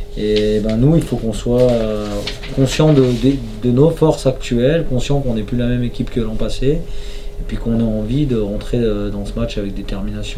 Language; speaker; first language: French; native; French